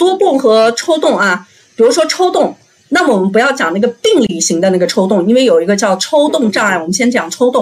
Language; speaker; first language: Chinese; native; Chinese